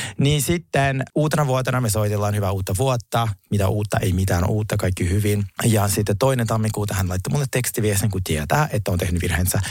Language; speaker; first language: Finnish; non-native, fluent; Russian